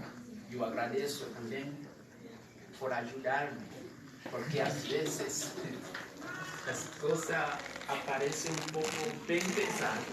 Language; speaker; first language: Portuguese; non-native, fluent; Haitian Creole